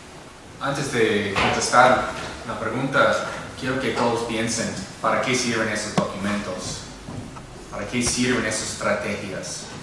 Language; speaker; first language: Spanish; non-native, fluent; English